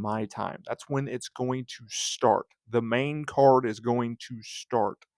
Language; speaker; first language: English; native; English